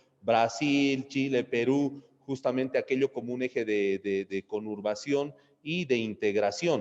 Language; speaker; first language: Spanish; native; Spanish